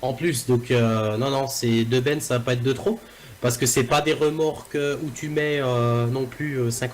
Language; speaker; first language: French; native; French